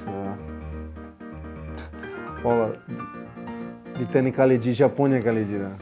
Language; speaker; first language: Turkish; non-native, learner; Portuguese